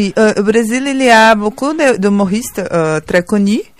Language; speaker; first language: French; non-native, learner; Portuguese